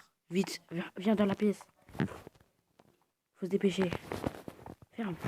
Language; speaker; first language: French; native; French